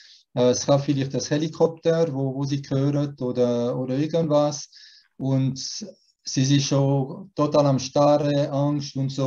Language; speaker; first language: German; early bilingual, heritage; German